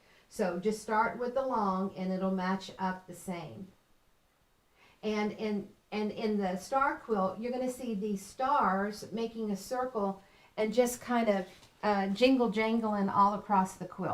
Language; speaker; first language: English; native; English